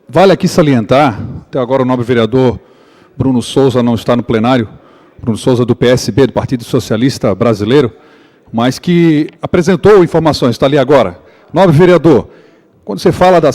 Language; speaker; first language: Portuguese; native; Portuguese